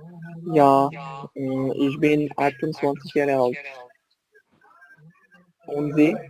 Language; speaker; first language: German; non-native, learner; Bangla